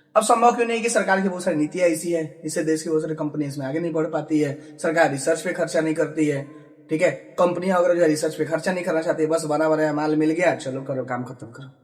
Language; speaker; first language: Hindi; native; Hindi